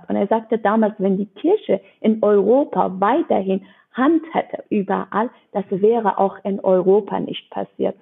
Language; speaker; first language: German; non-native, fluent; Persian